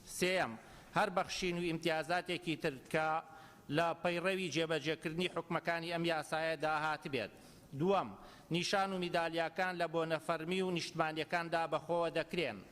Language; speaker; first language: Central Kurdish; native; Central Kurdish